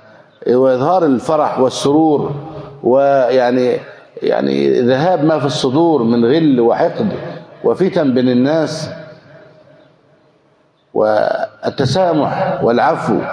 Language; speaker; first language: Arabic; native; Arabic